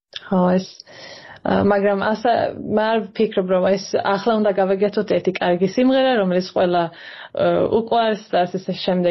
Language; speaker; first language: Georgian; early bilingual, heritage; Swedish